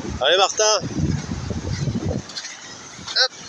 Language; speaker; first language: French; native; French